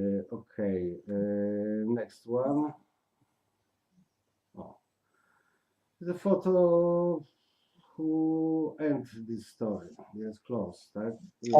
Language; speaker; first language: English; non-native, learner; Polish